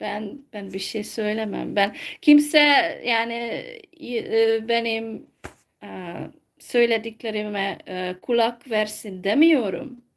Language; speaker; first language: Turkish; non-native, fluent; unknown